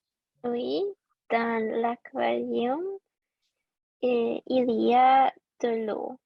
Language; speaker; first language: French; non-native, learner; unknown